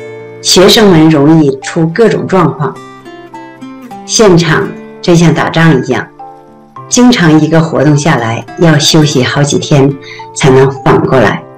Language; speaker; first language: Chinese; native; Chinese